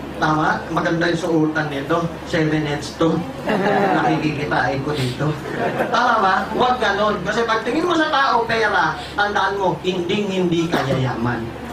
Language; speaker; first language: Filipino; native; Filipino